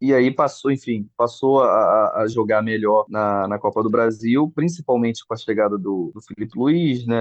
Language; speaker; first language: Portuguese; native; Portuguese